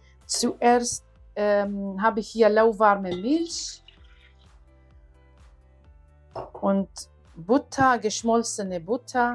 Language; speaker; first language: German; non-native, learner; Aramaic